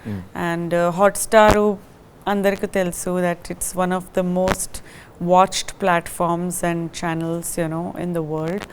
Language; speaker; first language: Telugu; non-native, learner; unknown